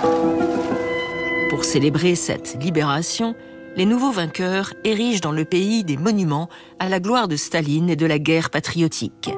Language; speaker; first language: French; native; French